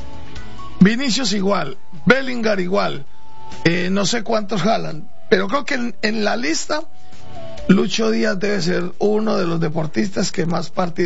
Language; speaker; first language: Spanish; native; Spanish